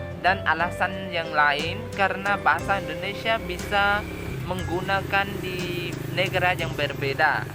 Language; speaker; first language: Indonesian; non-native, learner; Khmer